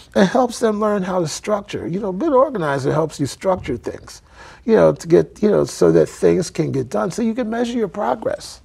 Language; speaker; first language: English; native; English